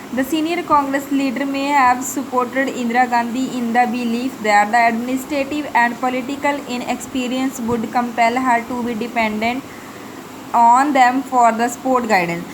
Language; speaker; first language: English; non-native, local second language; Punjabi